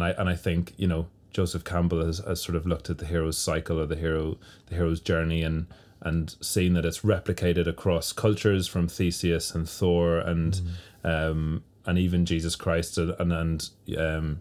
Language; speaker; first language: English; native; English